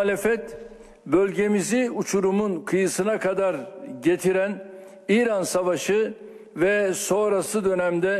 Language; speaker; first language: Turkish; native; Turkish